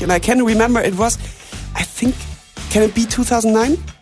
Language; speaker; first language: English; non-native, fluent; German